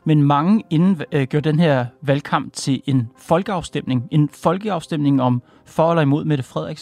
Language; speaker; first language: Danish; native; Danish